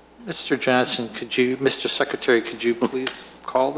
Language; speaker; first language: English; native; English